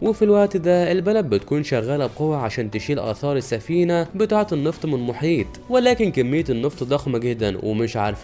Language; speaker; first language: Arabic; native; Arabic